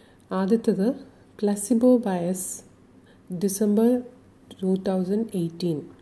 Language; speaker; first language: English; non-native, local second language; Malayalam